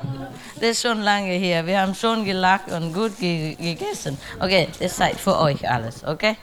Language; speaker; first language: German; non-native, learner; Vietnamese